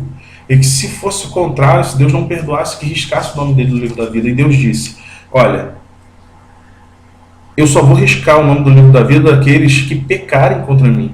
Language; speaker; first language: Portuguese; native; Portuguese